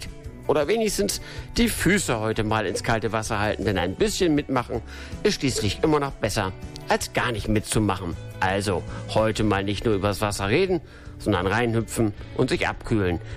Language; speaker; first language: German; native; German